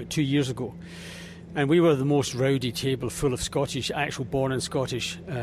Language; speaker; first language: English; native; English